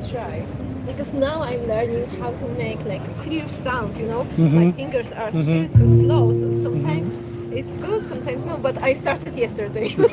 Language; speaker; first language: English; non-native, learner; Polish